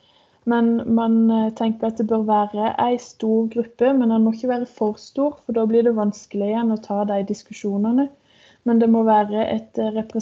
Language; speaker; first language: Norwegian; native; Norwegian